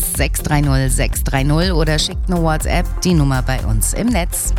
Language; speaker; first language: German; native; German